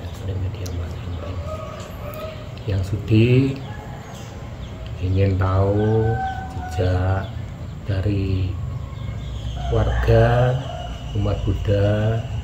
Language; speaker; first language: Indonesian; non-native, local second language; Javanese